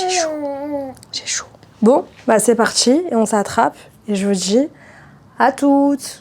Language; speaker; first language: French; native; French